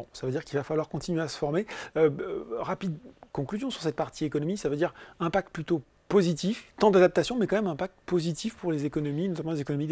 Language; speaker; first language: French; native; French